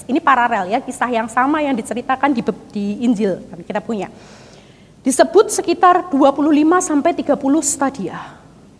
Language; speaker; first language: Indonesian; native; Indonesian